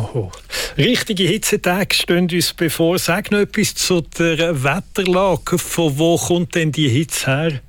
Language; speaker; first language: German; native; German